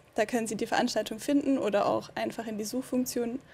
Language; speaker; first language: German; native; German